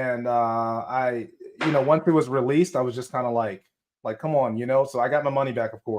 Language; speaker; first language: English; native; English